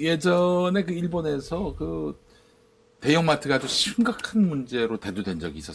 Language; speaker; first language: Korean; native; Korean